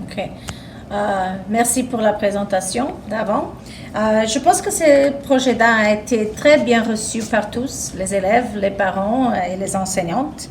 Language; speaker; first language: French; non-native, fluent; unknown